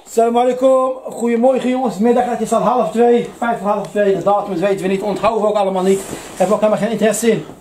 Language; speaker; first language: Dutch; early bilingual, other home language; Arabic